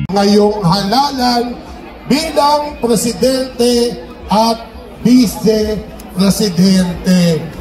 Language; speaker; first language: Filipino; native; Filipino